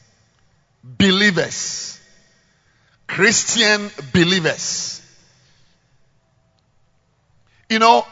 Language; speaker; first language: English; non-native, local second language; Akan